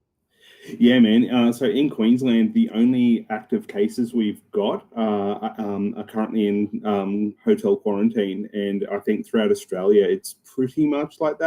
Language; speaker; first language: English; native; English